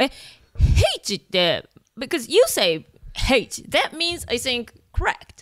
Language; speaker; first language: English; early bilingual, other home language; Japanese